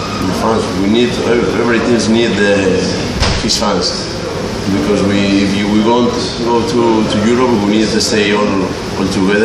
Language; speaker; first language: English; non-native, learner; Spanish